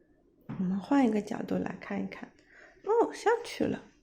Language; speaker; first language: Chinese; native; Chinese